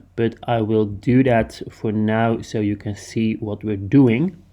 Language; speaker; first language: English; non-native, fluent; Dutch